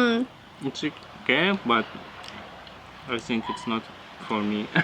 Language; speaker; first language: English; non-native, learner; Russian